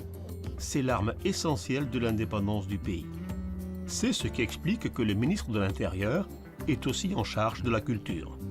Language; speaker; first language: French; native; French